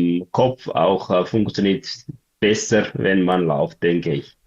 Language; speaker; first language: German; non-native, learner; Tigrinya